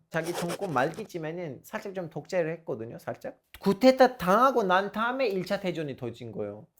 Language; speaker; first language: Korean; non-native, fluent; Turkish